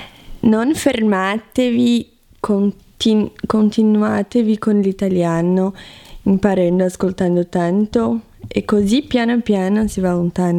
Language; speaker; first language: Italian; non-native, fluent; Portuguese